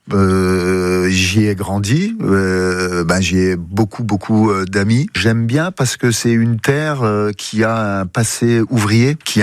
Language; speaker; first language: French; native; French